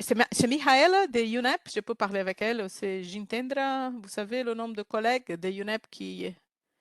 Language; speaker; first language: French; non-native, learner; Portuguese